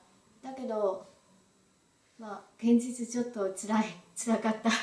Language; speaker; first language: Japanese; non-native, learner; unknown